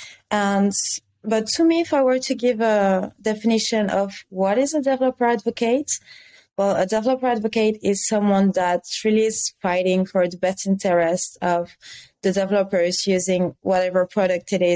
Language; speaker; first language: English; non-native, fluent; French